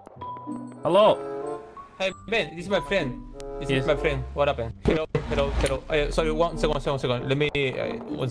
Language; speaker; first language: English; non-native, learner; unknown